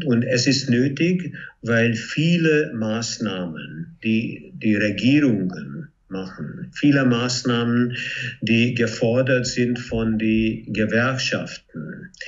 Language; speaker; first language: German; non-native, fluent; Hungarian